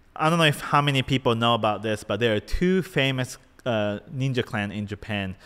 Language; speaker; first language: English; non-native, fluent; Japanese